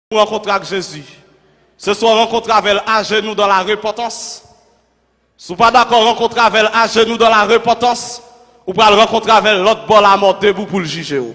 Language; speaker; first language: French; non-native, local second language; Haitian Creole